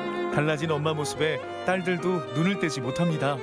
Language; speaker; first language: Korean; native; Korean